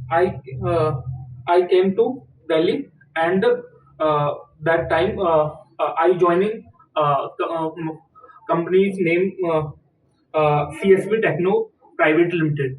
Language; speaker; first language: English; non-native, learner; Hindi